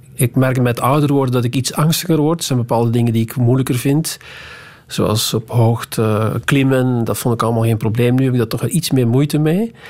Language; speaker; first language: Dutch; native; Dutch